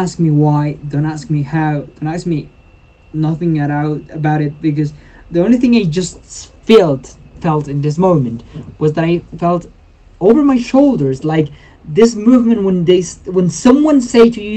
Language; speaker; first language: English; non-native, fluent; Spanish